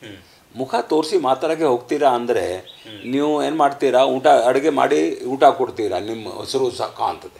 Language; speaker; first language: Kannada; non-native, learner; Hindi